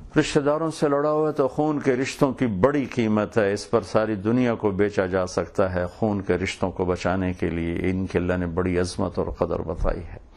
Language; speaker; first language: Urdu; non-native, local second language; Punjabi